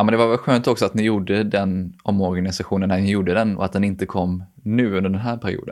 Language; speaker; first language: Swedish; native; Swedish